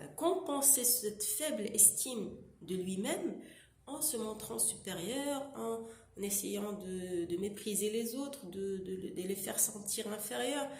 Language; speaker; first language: French; non-native, local second language; Arabic